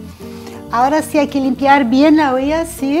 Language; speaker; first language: Spanish; non-native, fluent; Portuguese